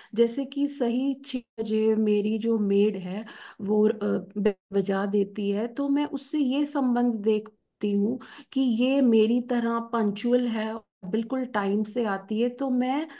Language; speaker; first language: Hindi; native; Hindi